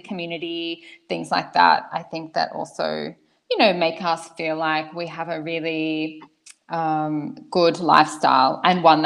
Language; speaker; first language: English; native; English